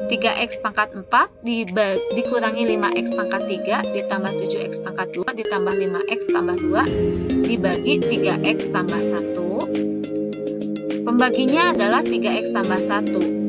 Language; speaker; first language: Indonesian; native; Indonesian